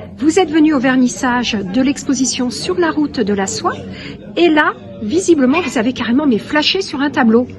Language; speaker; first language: French; native; French